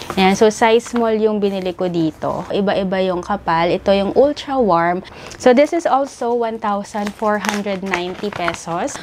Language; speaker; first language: Filipino; native; Filipino